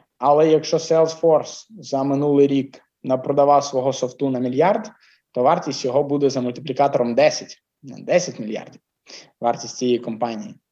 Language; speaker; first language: Ukrainian; native; Ukrainian